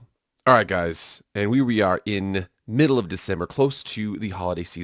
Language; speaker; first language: English; native; English